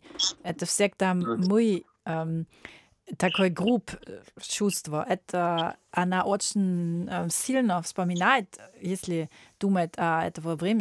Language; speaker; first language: Russian; non-native, learner; German